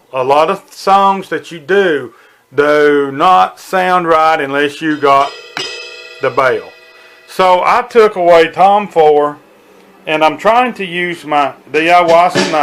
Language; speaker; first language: English; native; English